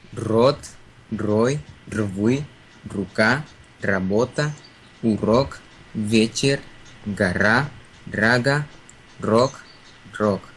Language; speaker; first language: Russian; non-native, learner; Spanish